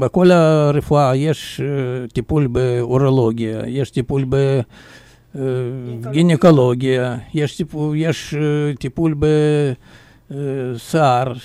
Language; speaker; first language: Hebrew; non-native, fluent; Russian